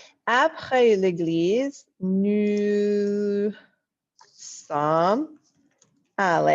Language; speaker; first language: French; non-native, fluent; English